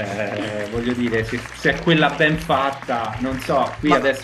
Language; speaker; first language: Italian; native; Italian